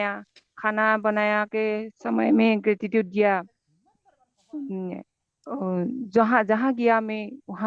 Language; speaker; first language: Hindi; non-native, local second language; Assamese